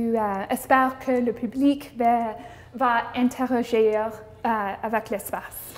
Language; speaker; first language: French; non-native, local second language; English